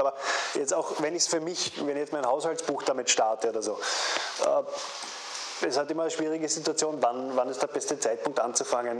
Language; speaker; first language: German; native; German